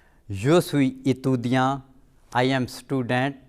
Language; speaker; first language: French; non-native, fluent; Urdu